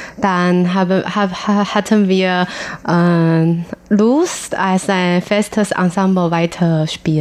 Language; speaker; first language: German; non-native, learner; Chinese